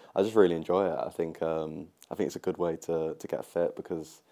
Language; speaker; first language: English; native; English